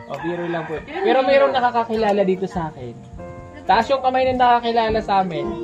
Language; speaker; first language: Filipino; native; Filipino